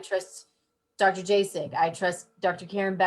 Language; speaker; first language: English; native; English